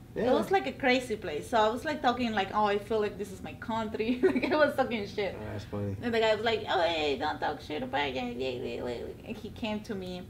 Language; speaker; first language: English; non-native, fluent; Spanish